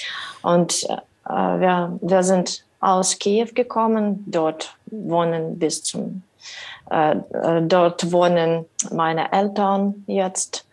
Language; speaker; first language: German; non-native, learner; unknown